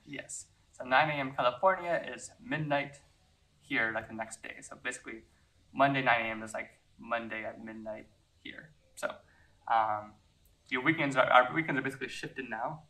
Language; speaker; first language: English; native; English